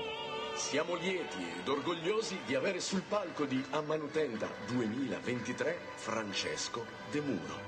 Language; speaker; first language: Italian; native; Italian